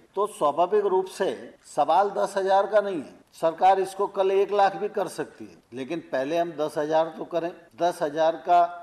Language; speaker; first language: Hindi; native; Hindi